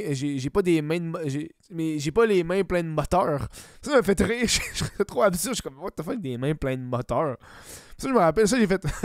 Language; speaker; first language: French; native; French